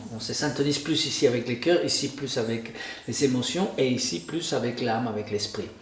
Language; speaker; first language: French; non-native, fluent; Spanish